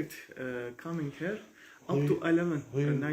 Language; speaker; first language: English; non-native, learner; Turkish